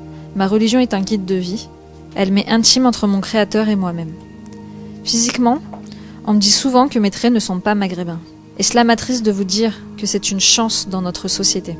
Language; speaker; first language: French; native; French